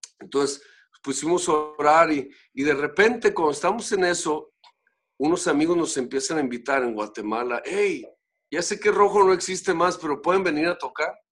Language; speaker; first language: Spanish; native; Spanish